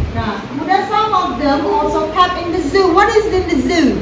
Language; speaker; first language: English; non-native, fluent; Indonesian